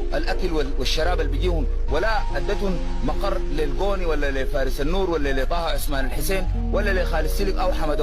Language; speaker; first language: Arabic; native; Arabic